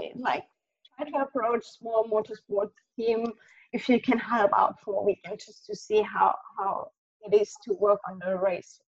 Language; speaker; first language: English; non-native, fluent; German